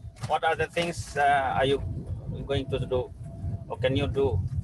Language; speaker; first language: English; non-native, fluent; Indonesian